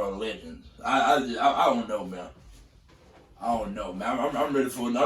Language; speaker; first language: English; native; English